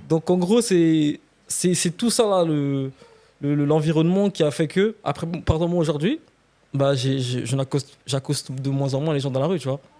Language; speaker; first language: French; non-native, local second language; Lingala